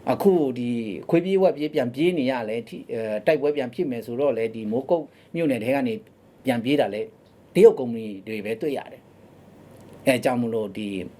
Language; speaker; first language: Burmese; non-native, local second language; Shan